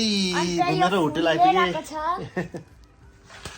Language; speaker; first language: Nepali; non-native, local second language; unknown